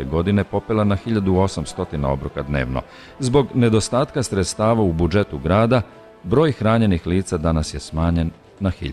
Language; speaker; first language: Serbian; native; Serbian